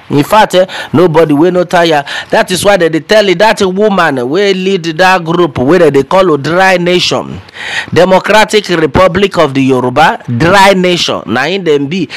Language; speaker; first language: Nigerian Pidgin; non-native, local second language; Yoruba